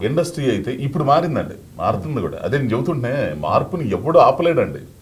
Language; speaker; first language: Telugu; native; Telugu